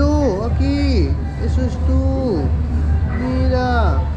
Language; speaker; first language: Spanish; non-native, learner; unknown